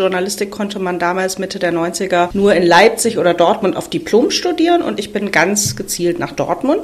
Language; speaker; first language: German; native; German